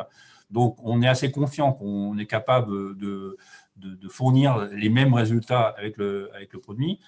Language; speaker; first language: French; native; French